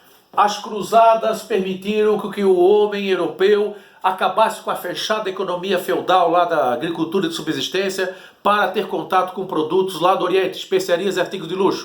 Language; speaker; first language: Portuguese; native; Portuguese